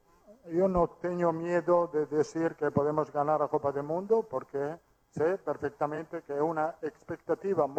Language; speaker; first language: Portuguese; non-native, fluent; Italian